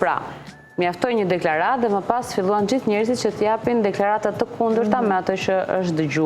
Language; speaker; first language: Albanian; native; Albanian